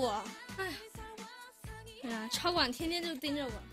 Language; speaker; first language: Chinese; native; Chinese